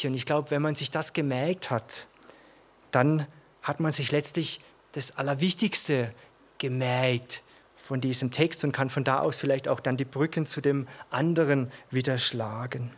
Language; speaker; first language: German; native; German